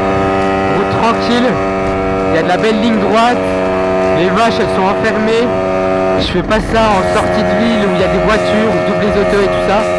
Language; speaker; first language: French; native; French